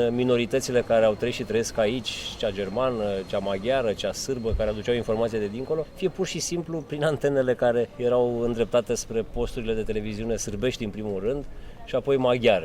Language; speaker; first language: Romanian; native; Romanian